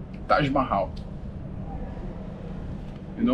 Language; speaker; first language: English; non-native, learner; Portuguese